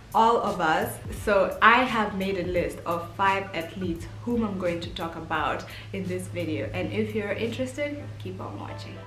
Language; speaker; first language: English; early bilingual, heritage; English